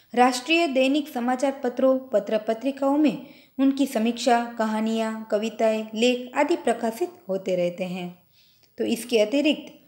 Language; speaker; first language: Hindi; non-native, local second language; Gujarati